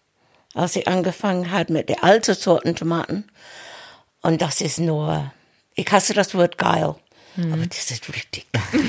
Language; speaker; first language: German; non-native, fluent; English